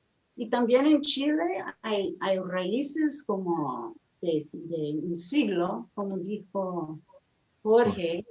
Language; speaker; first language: Spanish; non-native, fluent; English